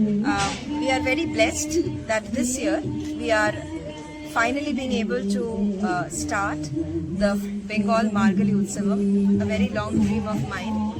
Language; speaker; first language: English; non-native, local second language; Bangla